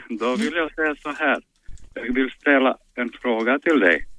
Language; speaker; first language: Swedish; non-native, fluent; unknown